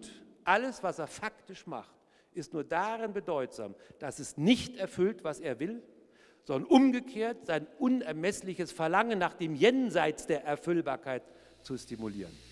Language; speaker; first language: German; native; German